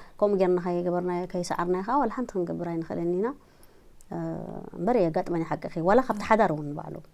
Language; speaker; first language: Tigrinya; native; Tigrinya